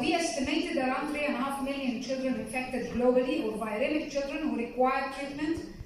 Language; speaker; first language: English; non-native, local second language; Arabic